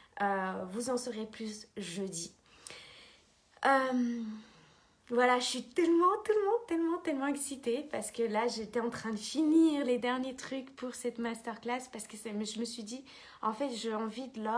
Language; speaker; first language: French; native; French